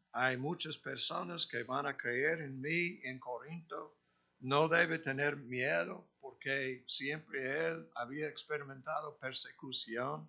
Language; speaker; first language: Spanish; non-native, fluent; English